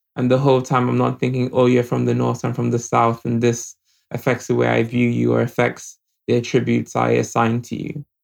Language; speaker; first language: English; non-native, local second language; Yoruba